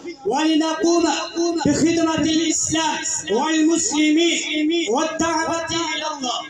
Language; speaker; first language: Arabic; non-native, learner; Urdu